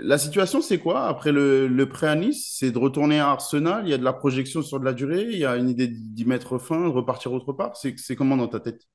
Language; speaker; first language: French; native; French